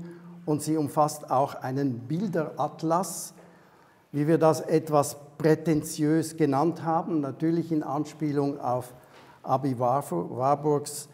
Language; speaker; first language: German; native; German